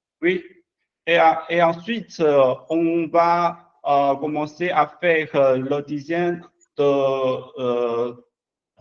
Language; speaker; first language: French; non-native, learner; Chinese